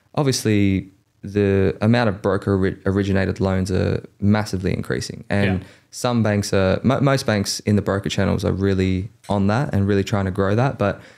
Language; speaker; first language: English; native; English